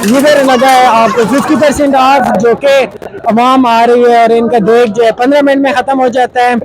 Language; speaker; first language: Urdu; non-native, local second language; Pashto